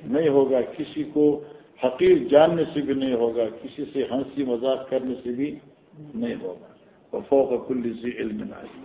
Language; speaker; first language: Urdu; non-native, local second language; Northern Hindko